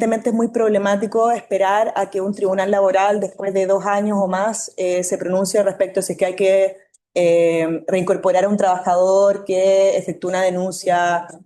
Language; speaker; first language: Spanish; native; Spanish